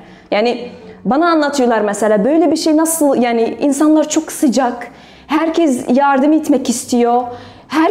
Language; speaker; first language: Turkish; non-native, learner; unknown